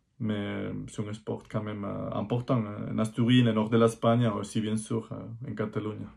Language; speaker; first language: French; non-native, fluent; Spanish